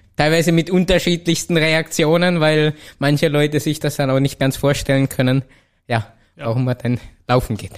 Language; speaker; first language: German; native; German